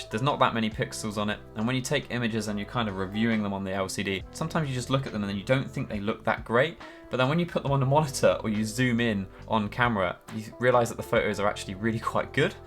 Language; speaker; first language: English; native; English